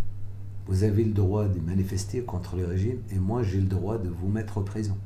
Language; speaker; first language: French; non-native, fluent; Arabic